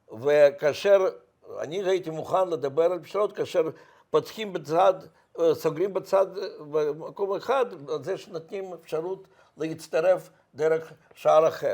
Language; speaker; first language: Hebrew; non-native, fluent; Russian